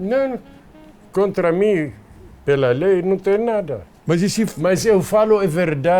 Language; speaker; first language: Portuguese; non-native, fluent; Arabic